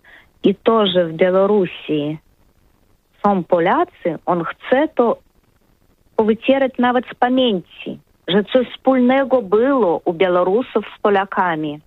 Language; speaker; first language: Polish; non-native, learner; Russian